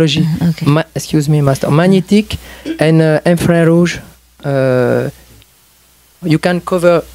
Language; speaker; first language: English; non-native, learner; French